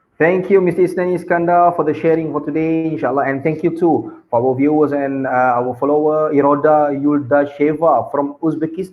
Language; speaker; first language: English; non-native, local second language; Malay